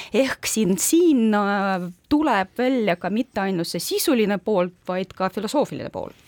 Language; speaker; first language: Estonian; non-native, local second language; Russian